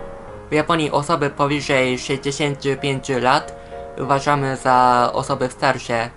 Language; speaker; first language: Polish; non-native, fluent; Japanese